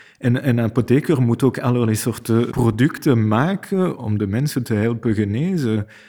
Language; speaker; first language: Dutch; non-native, fluent; French